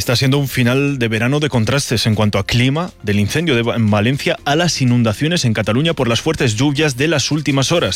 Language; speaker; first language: Spanish; native; Spanish